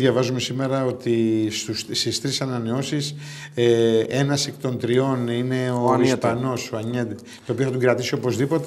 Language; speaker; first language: Greek; native; Greek